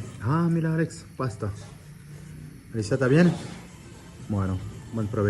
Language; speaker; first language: Spanish; non-native, learner; French